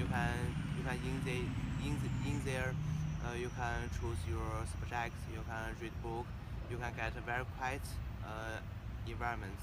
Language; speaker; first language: English; non-native, learner; Chinese